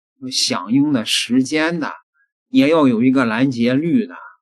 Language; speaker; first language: Chinese; native; Chinese